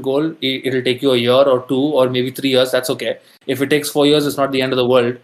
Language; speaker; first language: English; non-native, local second language; Tamil